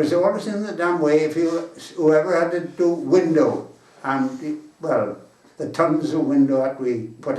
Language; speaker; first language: English; native; English